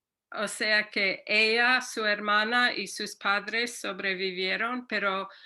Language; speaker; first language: Spanish; non-native, fluent; English